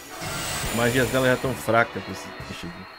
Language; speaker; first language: Portuguese; native; Portuguese